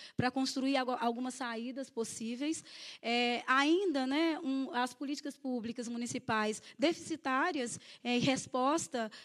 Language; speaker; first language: Portuguese; native; Portuguese